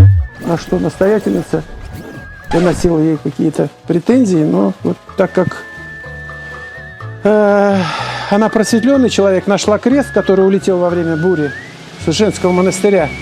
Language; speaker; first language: Russian; native; Russian